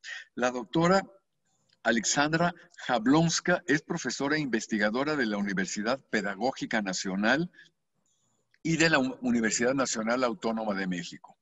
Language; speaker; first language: Spanish; native; Spanish